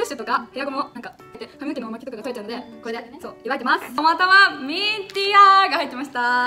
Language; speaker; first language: Japanese; native; Japanese